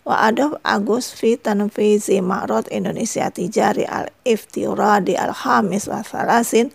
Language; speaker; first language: Arabic; non-native, fluent; Indonesian